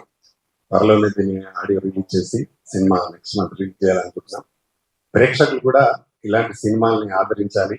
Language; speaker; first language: Telugu; native; Telugu